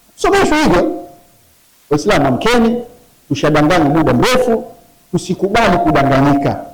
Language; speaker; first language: Swahili; native; Swahili